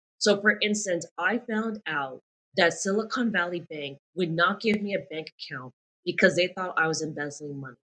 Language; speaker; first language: English; early bilingual, other home language; Chinese